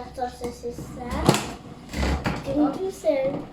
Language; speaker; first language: French; native; French